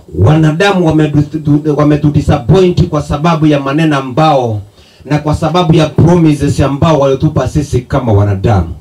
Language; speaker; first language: Swahili; non-native, local second language; Gusii